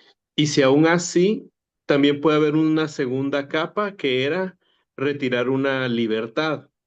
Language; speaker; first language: Spanish; native; Spanish